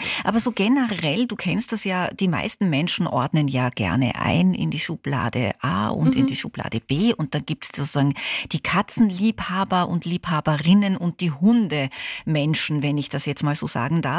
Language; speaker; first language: German; native; German